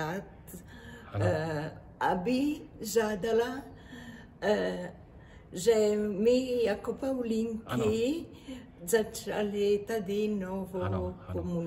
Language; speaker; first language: Czech; non-native, learner; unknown